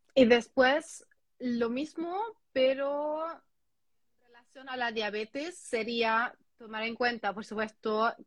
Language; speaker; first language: Spanish; non-native, fluent; German